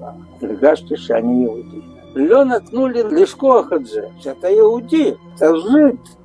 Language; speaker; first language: Hebrew; non-native, learner; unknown